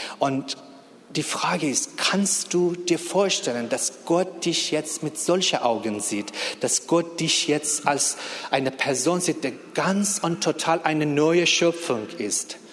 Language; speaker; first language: German; non-native, fluent; Persian